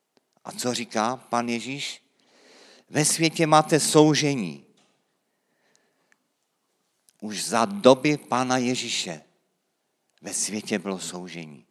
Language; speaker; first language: Czech; native; Czech